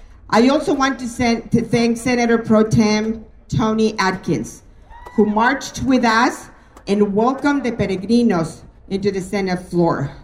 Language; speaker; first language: English; non-native, fluent; Spanish